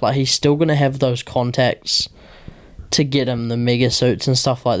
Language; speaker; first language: English; native; English